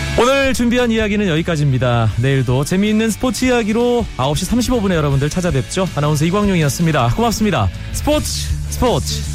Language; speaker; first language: Korean; native; Korean